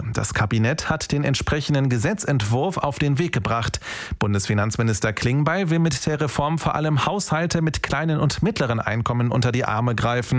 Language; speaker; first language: German; native; German